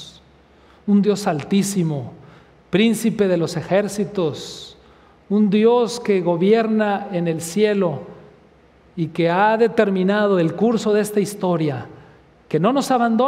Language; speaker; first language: Spanish; native; Spanish